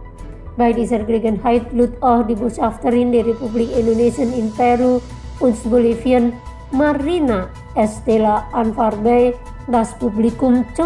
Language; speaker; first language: German; non-native, fluent; Indonesian